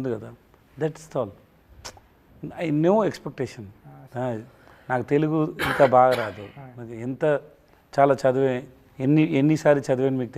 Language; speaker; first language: Telugu; non-native, learner; Tamil